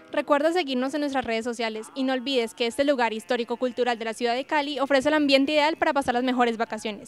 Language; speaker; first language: Spanish; native; Spanish